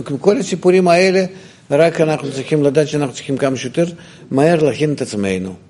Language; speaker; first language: Hebrew; non-native, fluent; Russian